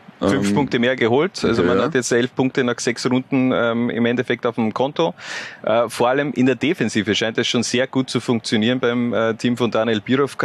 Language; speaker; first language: German; native; German